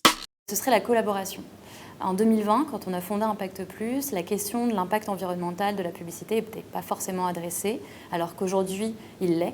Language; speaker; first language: French; native; French